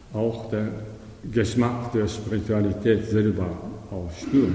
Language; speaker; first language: German; non-native, learner; Japanese